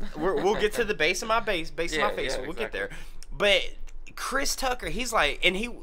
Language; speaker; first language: English; native; English